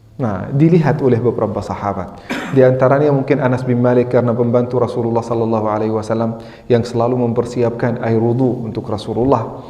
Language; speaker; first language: Indonesian; non-native, fluent; Arabic